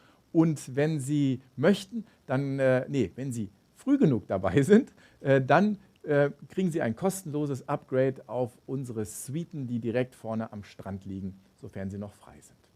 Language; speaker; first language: German; native; German